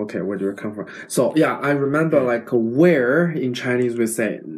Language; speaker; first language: English; non-native, fluent; Chinese